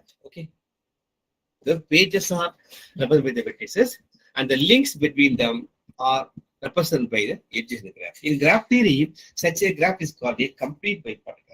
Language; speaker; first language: English; non-native, local second language; Tamil